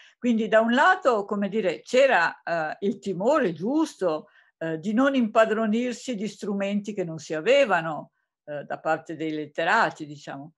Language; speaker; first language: Italian; native; Italian